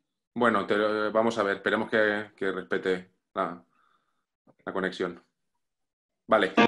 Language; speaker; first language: Spanish; native; Spanish